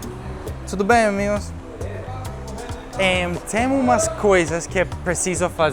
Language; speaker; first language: Portuguese; non-native, learner; English